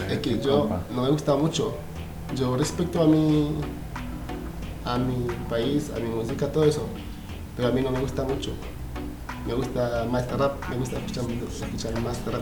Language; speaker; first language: Spanish; non-native, learner; Haitian Creole